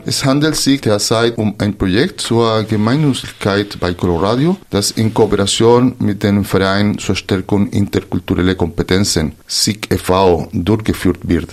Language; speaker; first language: German; non-native, fluent; Spanish